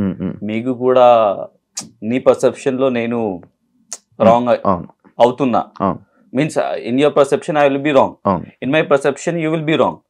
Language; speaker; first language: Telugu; non-native, learner; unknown